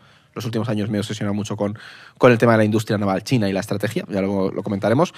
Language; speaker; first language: Spanish; native; Spanish